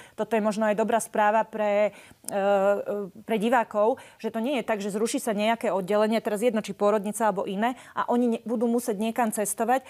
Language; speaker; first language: Slovak; native; Slovak